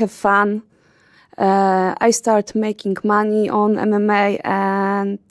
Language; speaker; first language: English; non-native, learner; Polish